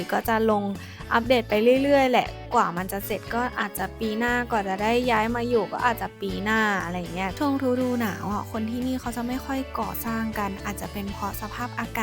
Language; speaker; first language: Thai; native; Thai